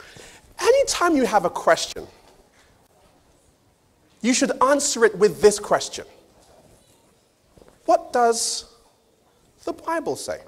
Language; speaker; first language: English; native; English